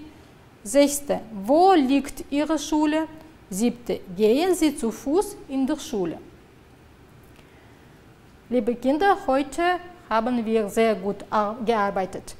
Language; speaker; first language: German; non-native, fluent; Uzbek